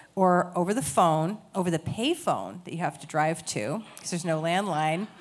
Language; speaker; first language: English; native; English